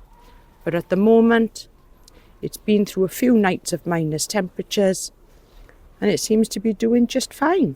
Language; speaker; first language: English; native; English